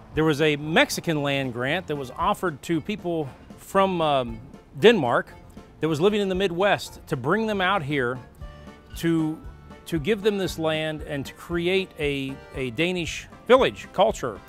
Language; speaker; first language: English; native; English